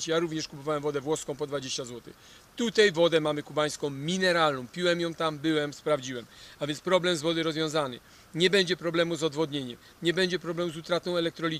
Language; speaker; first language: Polish; native; Polish